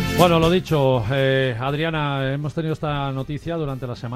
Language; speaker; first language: Spanish; native; Spanish